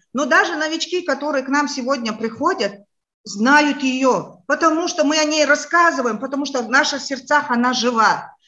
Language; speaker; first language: Russian; non-native, local second language; Chechen